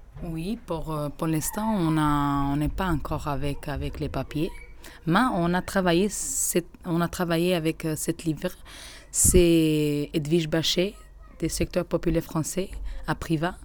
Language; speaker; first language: French; non-native, learner; Albanian